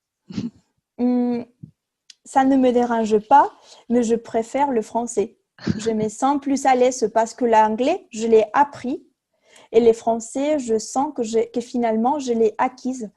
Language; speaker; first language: French; non-native, fluent; Spanish